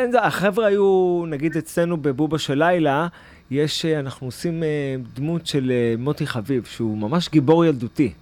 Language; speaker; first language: Hebrew; native; Hebrew